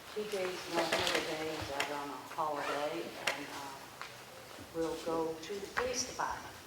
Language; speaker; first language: English; native; English